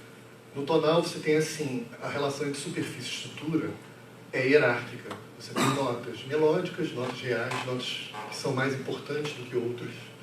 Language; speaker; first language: Portuguese; native; Portuguese